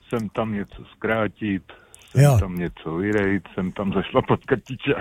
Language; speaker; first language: Czech; native; Czech